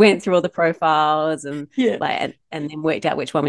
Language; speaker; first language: English; native; English